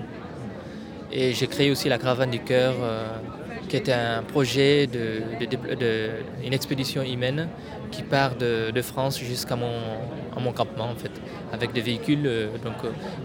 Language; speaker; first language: French; non-native, local second language; Tamasheq